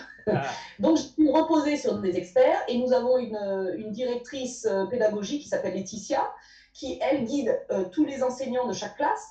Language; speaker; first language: French; native; French